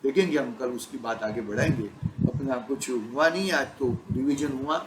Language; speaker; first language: Hindi; non-native, local second language; Gujarati